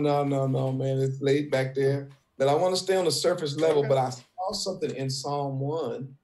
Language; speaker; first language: English; native; English